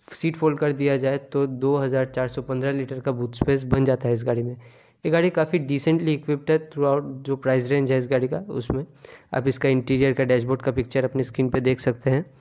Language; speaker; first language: Hindi; native; Hindi